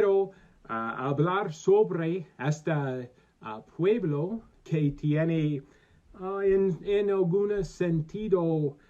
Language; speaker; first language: Spanish; non-native, learner; English